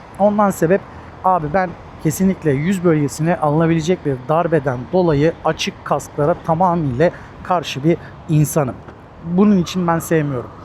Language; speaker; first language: Turkish; native; Turkish